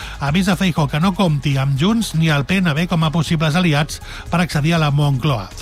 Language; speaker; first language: Catalan; native; Catalan